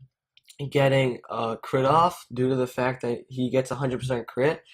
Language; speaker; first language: English; native; English